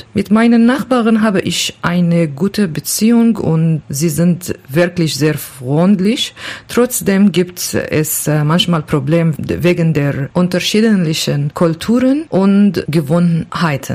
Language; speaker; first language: German; non-native, learner; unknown